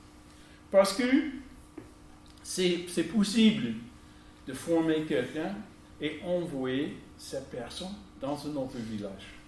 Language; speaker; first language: French; non-native, fluent; English